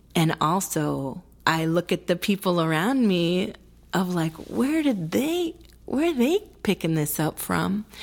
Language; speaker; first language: English; early bilingual, other home language; Spanish